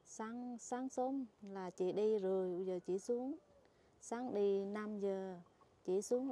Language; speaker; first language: Vietnamese; non-native, local second language; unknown